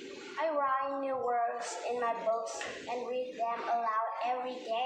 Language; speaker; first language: English; non-native, learner; Vietnamese